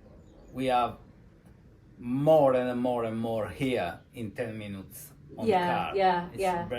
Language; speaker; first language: English; non-native, learner; Italian